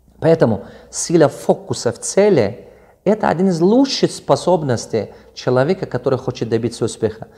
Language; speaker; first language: Russian; non-native, local second language; Tajik